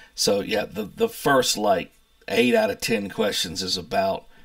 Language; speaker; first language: English; native; English